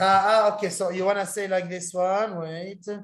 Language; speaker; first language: English; non-native, fluent; Arabic